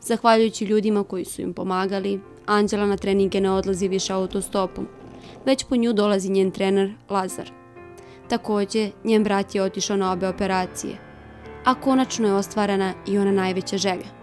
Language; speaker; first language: Serbian; native; Serbian